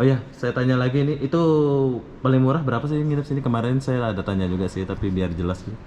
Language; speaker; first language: Indonesian; native; Indonesian